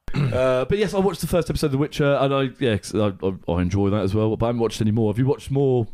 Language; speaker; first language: English; native; English